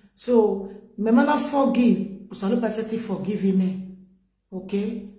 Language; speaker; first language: English; non-native, local second language; Bini